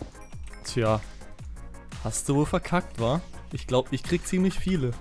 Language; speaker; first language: German; native; German